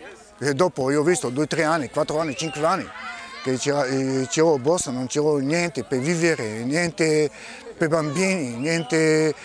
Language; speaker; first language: Italian; non-native, learner; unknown